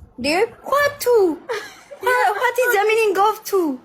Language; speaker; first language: English; non-native, learner; Amharic